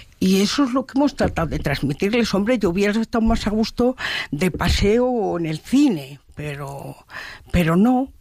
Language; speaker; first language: Spanish; native; Spanish